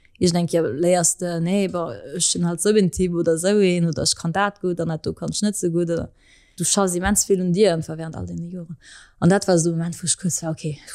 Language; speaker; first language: Luxembourgish; early bilingual, other home language; French